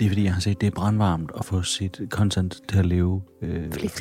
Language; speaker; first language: Danish; native; Danish